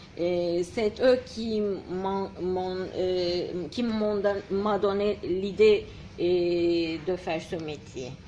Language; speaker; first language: French; non-native, fluent; Turkish